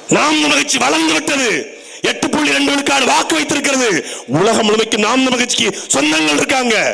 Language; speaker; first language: Tamil; native; Tamil